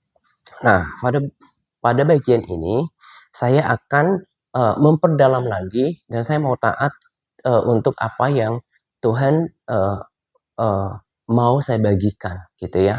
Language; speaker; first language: Indonesian; native; Indonesian